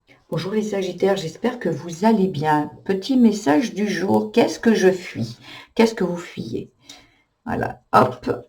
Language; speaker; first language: French; native; French